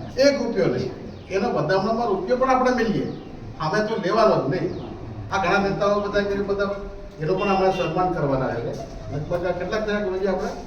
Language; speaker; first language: Gujarati; native; Gujarati